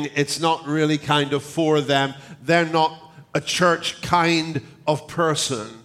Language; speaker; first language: English; native; English